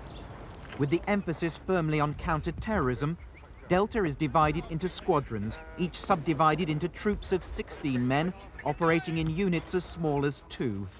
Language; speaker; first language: English; native; English